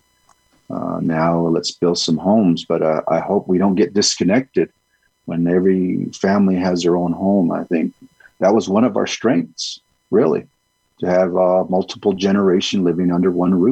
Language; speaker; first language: English; early bilingual, other home language; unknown